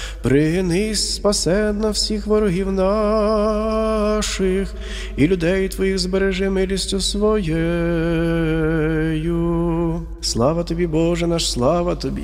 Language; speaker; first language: Ukrainian; native; Ukrainian